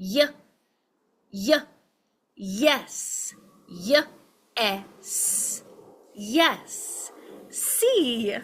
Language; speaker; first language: Spanish; non-native, fluent; English